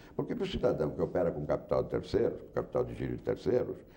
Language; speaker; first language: Portuguese; native; Portuguese